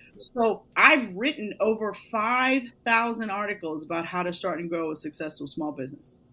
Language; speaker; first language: English; native; English